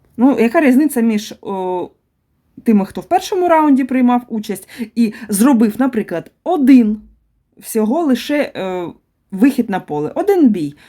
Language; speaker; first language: Ukrainian; native; Ukrainian